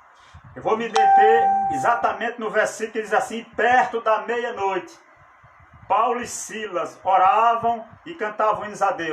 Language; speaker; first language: Portuguese; native; Portuguese